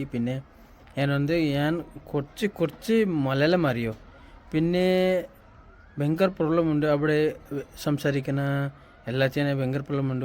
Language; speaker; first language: Malayalam; non-native, learner; Nepali